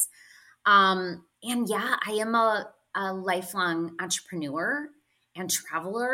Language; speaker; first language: English; native; English